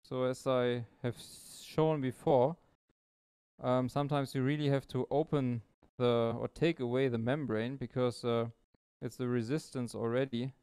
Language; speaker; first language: English; non-native, fluent; German